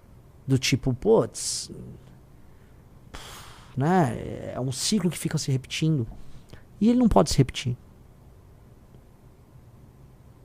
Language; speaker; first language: Portuguese; native; Portuguese